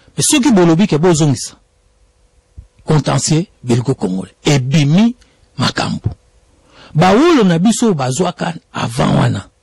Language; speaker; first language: Lingala; non-native, local second language; Kongo